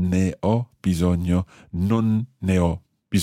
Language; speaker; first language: Italian; non-native, fluent; English